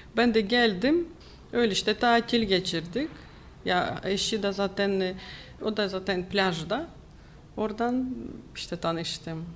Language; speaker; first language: Turkish; non-native, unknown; Ukrainian